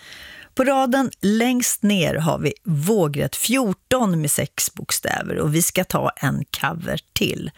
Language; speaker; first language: Swedish; native; Swedish